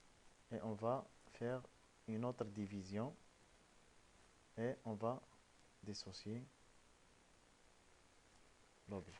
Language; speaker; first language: French; non-native, local second language; Arabic